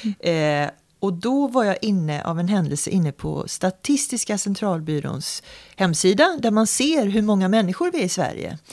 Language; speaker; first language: Swedish; native; Swedish